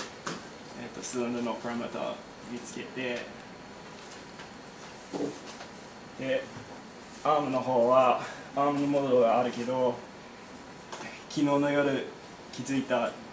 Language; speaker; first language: Japanese; non-native, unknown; English